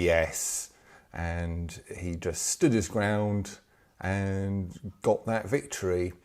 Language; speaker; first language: English; native; English